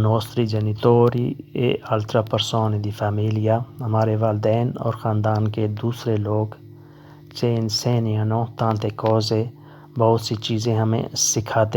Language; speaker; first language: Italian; non-native, learner; Urdu